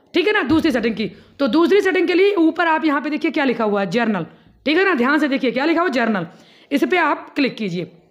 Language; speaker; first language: Hindi; native; Hindi